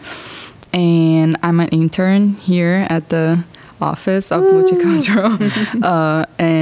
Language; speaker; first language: English; non-native, fluent; Portuguese